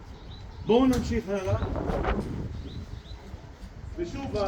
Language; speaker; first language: Hebrew; non-native, local second language; Armenian